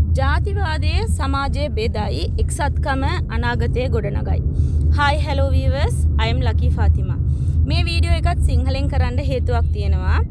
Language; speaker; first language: Sinhala; non-native, local second language; Tamil